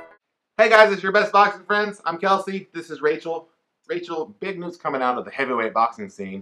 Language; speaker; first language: English; native; English